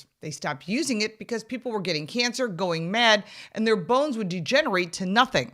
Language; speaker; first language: English; native; English